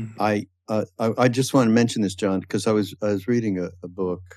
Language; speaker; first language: English; native; English